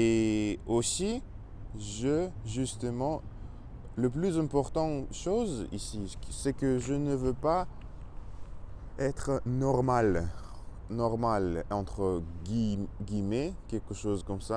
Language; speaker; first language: French; non-native, learner; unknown